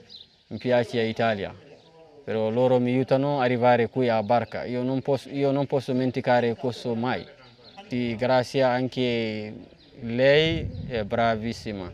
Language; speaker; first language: Italian; non-native, learner; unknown